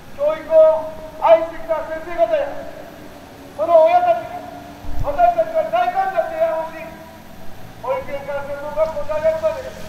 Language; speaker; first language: Japanese; native; Japanese